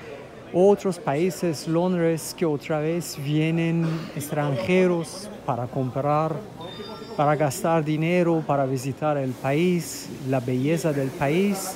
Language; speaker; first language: Spanish; non-native, fluent; German